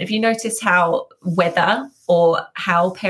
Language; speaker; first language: English; native; English